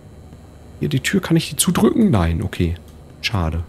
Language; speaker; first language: German; native; German